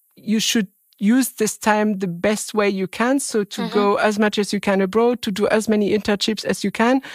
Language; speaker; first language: English; non-native, fluent; French